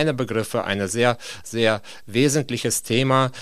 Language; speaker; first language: German; non-native, fluent; Russian